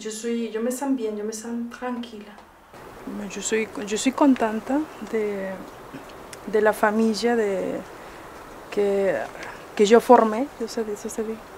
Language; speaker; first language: French; non-native, learner; Spanish